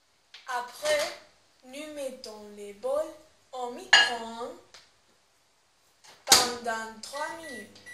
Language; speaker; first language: French; non-native, learner; Spanish